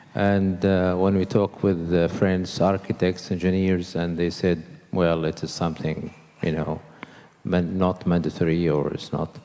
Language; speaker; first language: English; non-native, fluent; Arabic